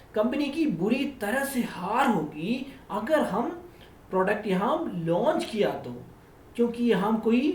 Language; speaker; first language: Hindi; non-native, local second language; Malayalam